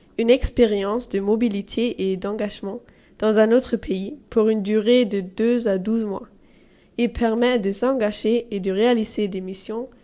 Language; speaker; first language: French; non-native, learner; German